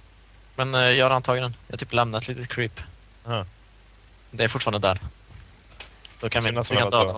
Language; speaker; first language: Swedish; native; Swedish